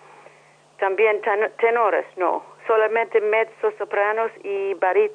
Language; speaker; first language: Spanish; non-native, learner; English